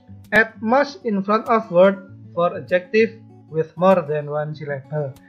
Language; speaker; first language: English; non-native, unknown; Indonesian